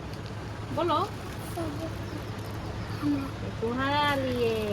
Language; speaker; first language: Hindi; non-native, local second language; Bangla